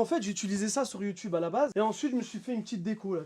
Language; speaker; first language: French; native; French